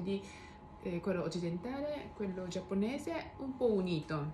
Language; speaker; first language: Italian; non-native, learner; Japanese